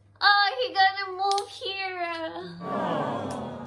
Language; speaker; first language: English; non-native, learner; Thai